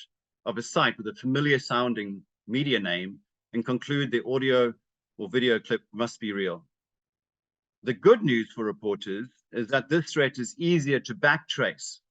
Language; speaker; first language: English; native; English